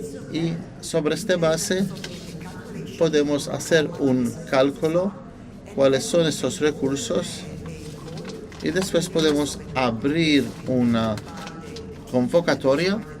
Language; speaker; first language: Spanish; non-native, fluent; Italian